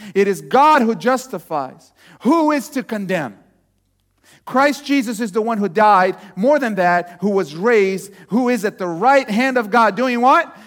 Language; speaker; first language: English; non-native, fluent; Portuguese